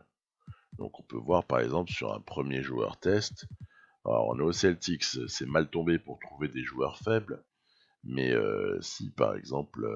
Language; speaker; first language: French; native; French